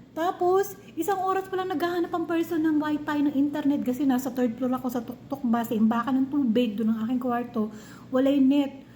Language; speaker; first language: Filipino; non-native, local second language; Cebuano